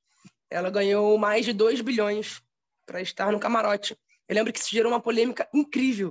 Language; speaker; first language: Portuguese; native; Portuguese